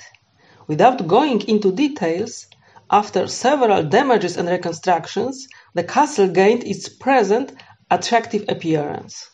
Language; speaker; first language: English; non-native, fluent; Polish